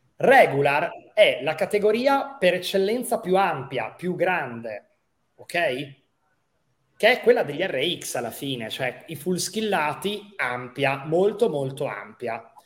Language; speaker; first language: Italian; native; Italian